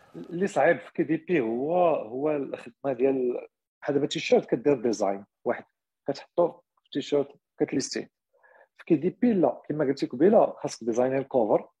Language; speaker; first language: Arabic; native; Arabic